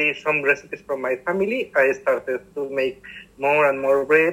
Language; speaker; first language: English; non-native, fluent; Spanish